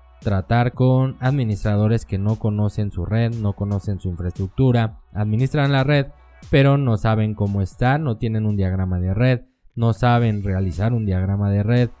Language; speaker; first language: Spanish; native; Spanish